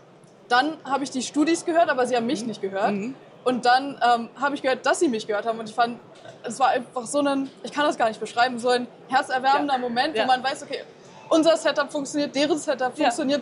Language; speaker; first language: German; native; German